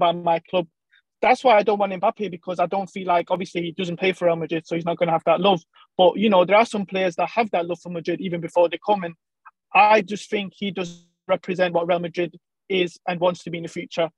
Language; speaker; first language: English; native; English